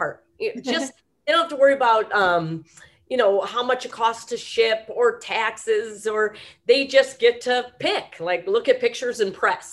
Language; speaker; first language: English; native; English